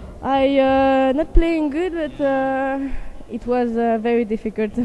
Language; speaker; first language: English; non-native, learner; French